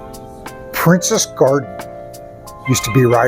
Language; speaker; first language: English; native; English